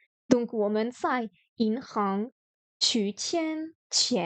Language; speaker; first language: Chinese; non-native, learner; French